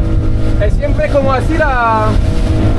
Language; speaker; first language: Spanish; non-native, learner; French